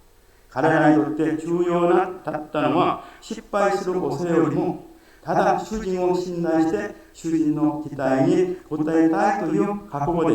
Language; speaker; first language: Japanese; non-native, fluent; Korean